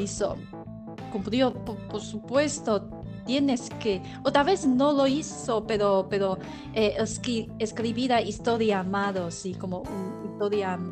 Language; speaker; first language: Spanish; non-native, learner; Chinese